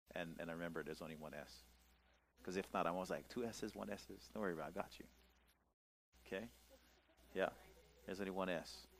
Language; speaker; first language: English; native; English